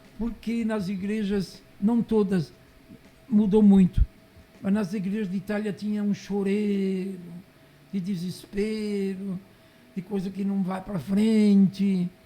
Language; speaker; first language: Portuguese; early bilingual, other home language; Italian